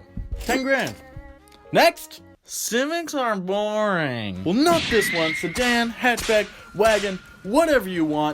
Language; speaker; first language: English; native; English